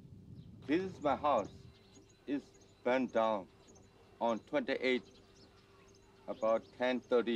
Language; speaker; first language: English; non-native, learner; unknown